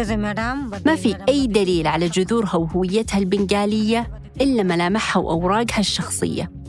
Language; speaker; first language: Arabic; native; Arabic